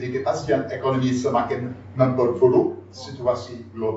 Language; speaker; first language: Indonesian; non-native, fluent; English